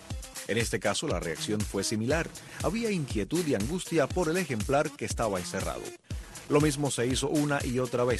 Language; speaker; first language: Spanish; native; Spanish